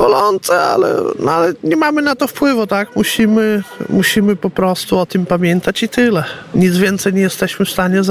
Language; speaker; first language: Polish; native; Polish